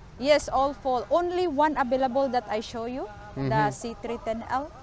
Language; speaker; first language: English; non-native, local second language; Cebuano